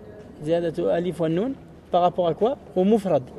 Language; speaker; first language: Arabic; early bilingual, heritage; Arabic